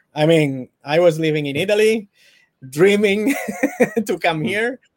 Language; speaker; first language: English; non-native, fluent; Italian